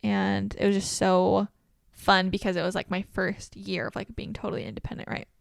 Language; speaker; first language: English; native; English